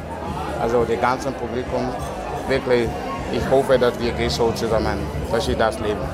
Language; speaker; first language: German; non-native, learner; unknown